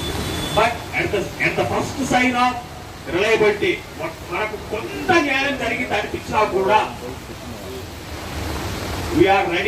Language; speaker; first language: Telugu; native; Telugu